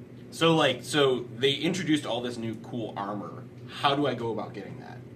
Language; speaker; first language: English; native; English